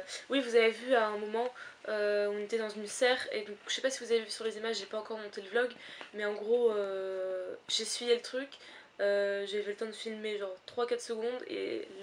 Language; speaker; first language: French; native; French